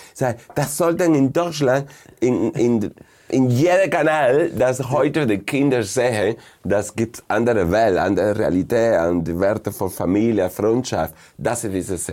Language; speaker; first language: German; non-native, fluent; Spanish